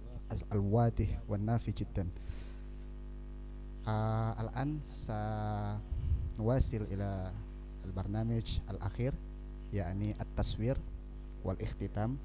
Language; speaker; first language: Arabic; non-native, fluent; Indonesian